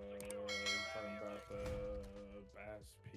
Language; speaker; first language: English; native; English